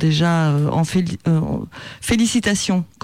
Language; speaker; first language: French; native; French